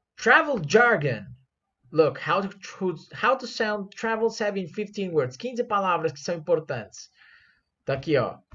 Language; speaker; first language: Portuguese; non-native, fluent; Spanish